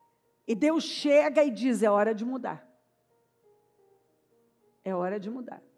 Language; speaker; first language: Portuguese; native; Portuguese